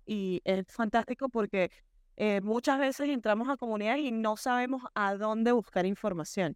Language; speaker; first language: Spanish; native; Spanish